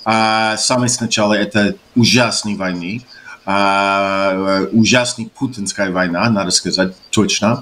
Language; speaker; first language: Russian; non-native, fluent; English